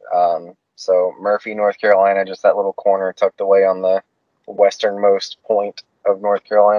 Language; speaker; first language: English; native; English